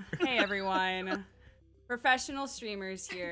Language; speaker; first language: English; native; English